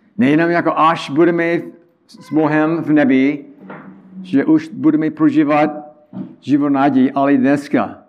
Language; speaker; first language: Czech; non-native, learner; English